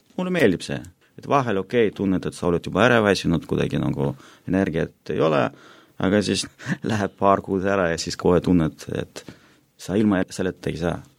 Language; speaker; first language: Estonian; non-native, local second language; Russian